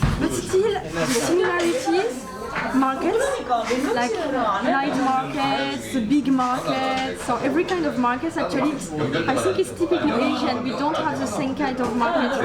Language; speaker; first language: English; non-native, fluent; French